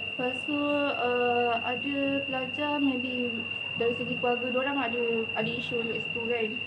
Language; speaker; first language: Malay; native; Malay